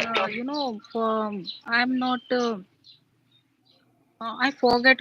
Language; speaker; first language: English; non-native, learner; Hindi